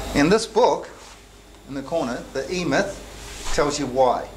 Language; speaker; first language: English; native; English